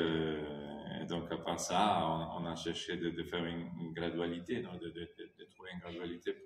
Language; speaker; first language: French; non-native, fluent; Italian